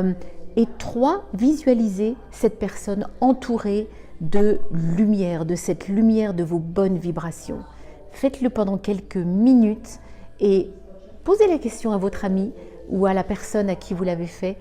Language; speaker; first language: French; native; French